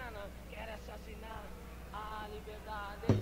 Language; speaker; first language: Portuguese; native; Portuguese